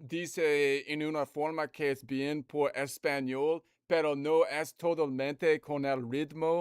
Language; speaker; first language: Spanish; non-native, learner; English